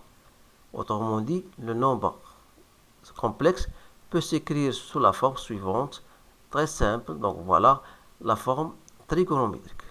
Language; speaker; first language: French; non-native, local second language; Arabic